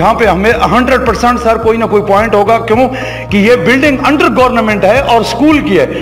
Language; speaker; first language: Urdu; non-native, local second language; Saraiki